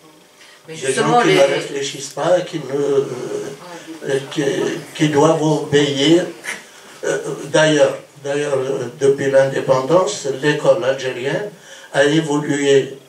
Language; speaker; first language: French; non-native, local second language; Kabyle